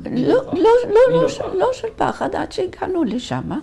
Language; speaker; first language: Hebrew; non-native, fluent; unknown